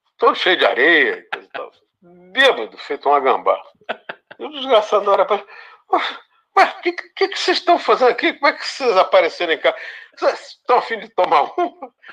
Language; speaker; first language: Portuguese; native; Portuguese